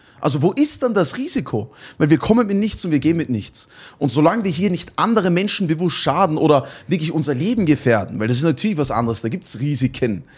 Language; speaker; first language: German; native; German